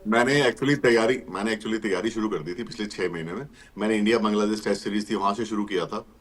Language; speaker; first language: Hindi; native; Hindi